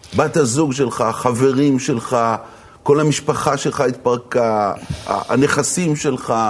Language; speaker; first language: Hebrew; native; Hebrew